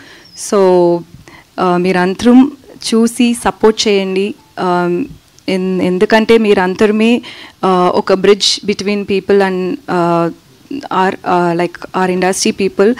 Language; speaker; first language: Telugu; non-native, learner; Tamil